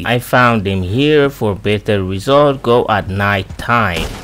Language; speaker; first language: English; non-native, fluent; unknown